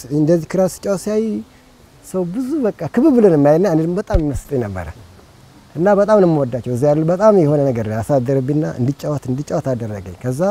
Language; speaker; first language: Amharic; non-native, local second language; Tigrinya